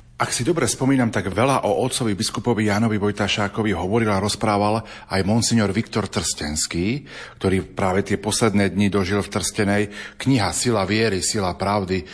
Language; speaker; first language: Slovak; native; Slovak